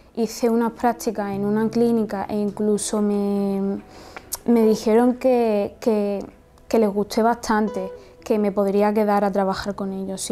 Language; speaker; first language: Spanish; early bilingual, other home language; Arabic